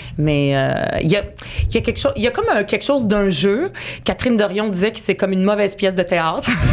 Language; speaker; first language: French; early bilingual, other home language; Arabic